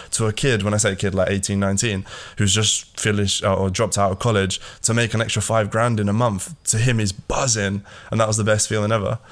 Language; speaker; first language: English; early bilingual, other home language; Latvian